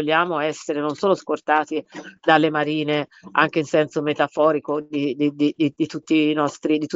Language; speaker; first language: Italian; native; Italian